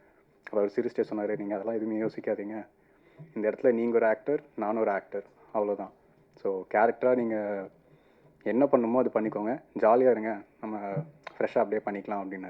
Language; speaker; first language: Tamil; non-native, fluent; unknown